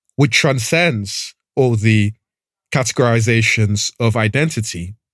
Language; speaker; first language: English; early bilingual, other home language; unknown